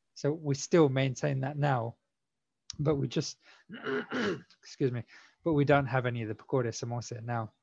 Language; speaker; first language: English; native; English